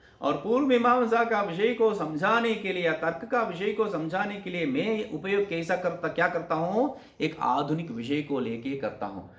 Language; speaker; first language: Hindi; non-native, local second language; Kannada